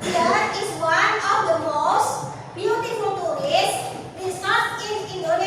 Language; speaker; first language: English; non-native, learner; Indonesian